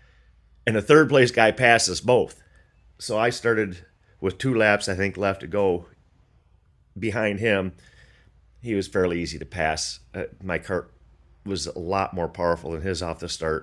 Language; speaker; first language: English; native; English